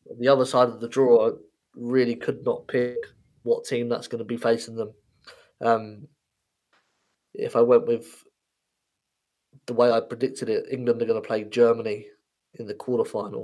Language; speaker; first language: English; native; English